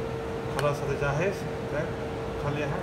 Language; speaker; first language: Arabic; non-native, learner; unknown